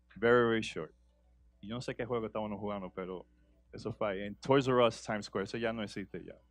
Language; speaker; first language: Spanish; early bilingual, heritage; Spanish